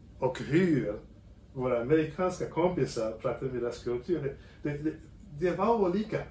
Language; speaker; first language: Swedish; non-native, fluent; French